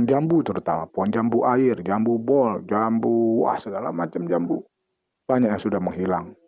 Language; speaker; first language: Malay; non-native, local second language; Achinese